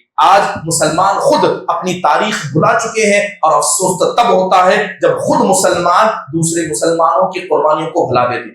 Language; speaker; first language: Urdu; native; Urdu